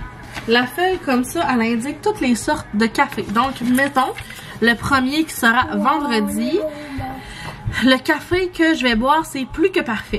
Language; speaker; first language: French; native; French